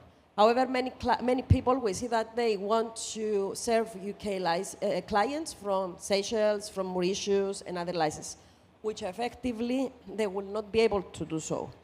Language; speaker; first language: English; non-native, fluent; Greek